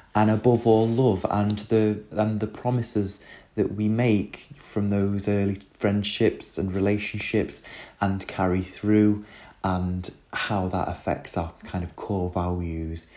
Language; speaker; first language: English; native; English